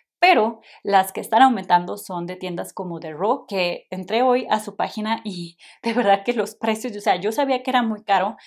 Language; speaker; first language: Spanish; native; Spanish